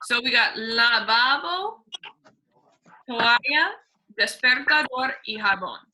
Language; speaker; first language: Spanish; non-native, fluent; English